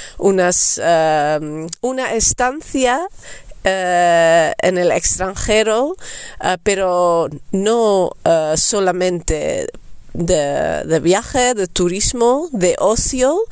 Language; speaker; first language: Spanish; non-native, fluent; Dutch